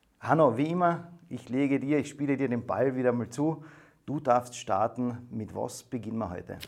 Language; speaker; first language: German; native; German